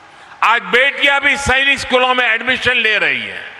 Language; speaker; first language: Hindi; native; Hindi